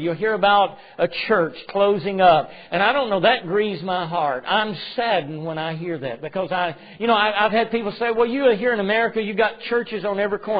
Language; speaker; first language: English; native; English